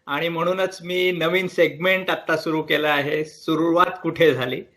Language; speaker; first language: Marathi; early bilingual, heritage; Marathi